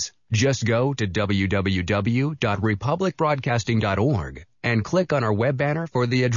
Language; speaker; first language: English; native; English